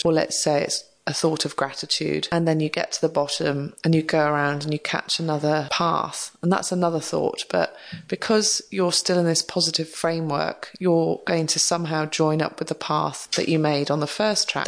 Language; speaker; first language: English; native; English